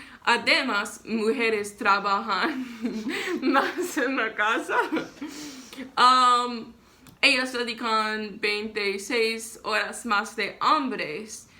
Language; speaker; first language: Spanish; non-native, learner; English